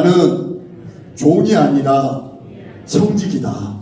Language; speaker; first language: Korean; native; Korean